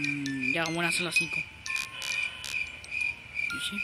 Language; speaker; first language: Spanish; native; Spanish